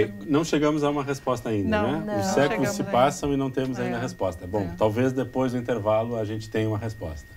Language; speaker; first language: Portuguese; native; Portuguese